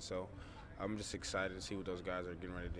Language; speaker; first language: English; native; English